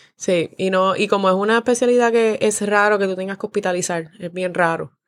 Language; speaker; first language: Spanish; native; Spanish